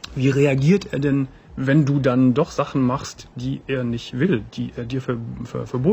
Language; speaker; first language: German; native; German